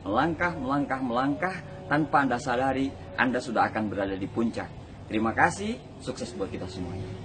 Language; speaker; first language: Indonesian; native; Indonesian